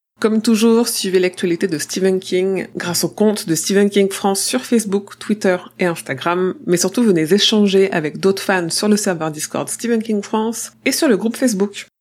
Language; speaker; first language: French; native; French